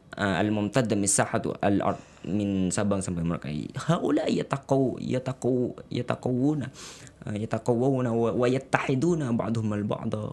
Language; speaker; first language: Arabic; non-native, fluent; Indonesian